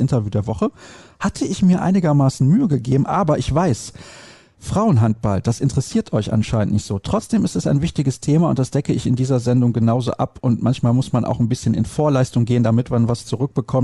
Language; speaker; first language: German; native; German